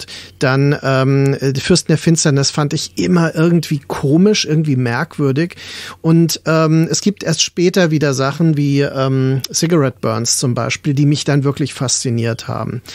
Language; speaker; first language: German; native; German